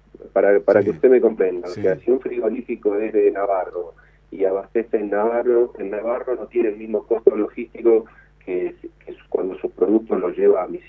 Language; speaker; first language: Spanish; native; Spanish